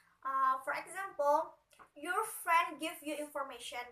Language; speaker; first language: English; non-native, learner; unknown